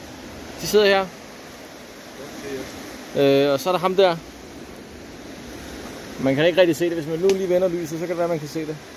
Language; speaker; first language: Danish; native; Danish